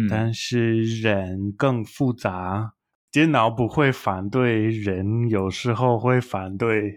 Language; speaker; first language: Chinese; non-native, learner; English